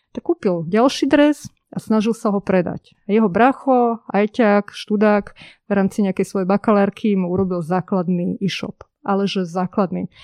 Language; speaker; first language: Slovak; native; Slovak